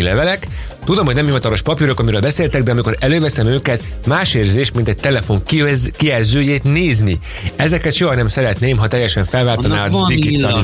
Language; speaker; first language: Hungarian; native; Hungarian